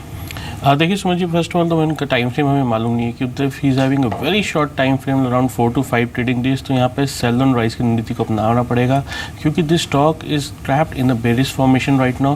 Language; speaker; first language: Hindi; native; Hindi